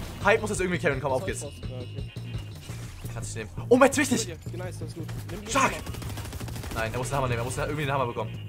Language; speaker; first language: German; native; German